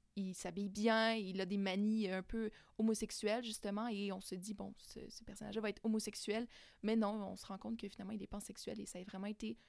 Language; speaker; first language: French; native; French